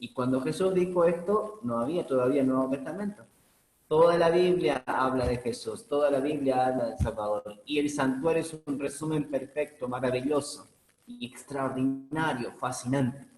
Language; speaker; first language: Spanish; native; Spanish